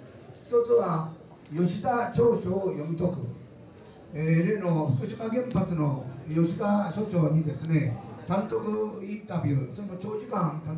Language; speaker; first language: Japanese; native; Japanese